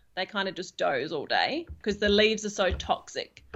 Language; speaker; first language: English; native; English